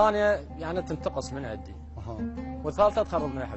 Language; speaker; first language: Arabic; native; Arabic